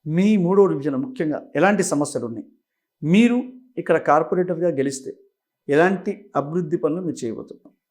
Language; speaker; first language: Telugu; native; Telugu